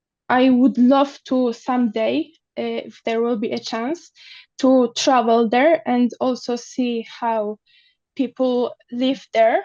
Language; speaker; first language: English; non-native, learner; Polish